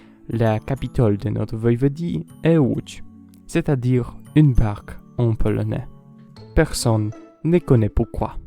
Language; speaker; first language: French; non-native, learner; Polish